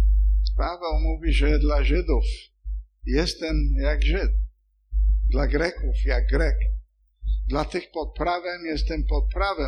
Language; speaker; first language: Polish; non-native, fluent; English